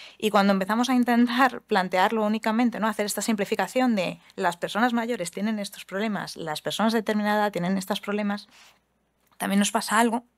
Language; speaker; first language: Spanish; native; Spanish